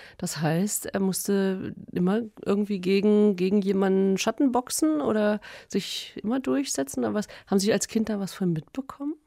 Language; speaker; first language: German; native; German